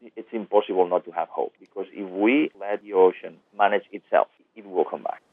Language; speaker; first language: English; non-native, fluent; Spanish